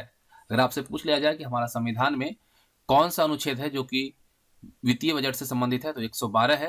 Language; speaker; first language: Hindi; native; Hindi